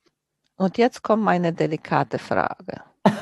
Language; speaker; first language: German; non-native, fluent; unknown